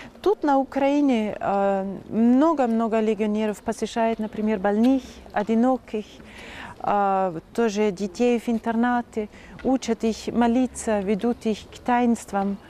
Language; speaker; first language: Russian; non-native, fluent; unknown